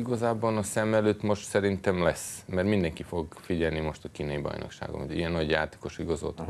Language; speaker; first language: Hungarian; non-native, fluent; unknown